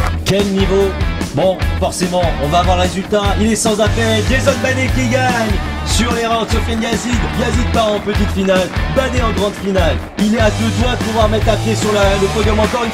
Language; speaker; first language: French; native; French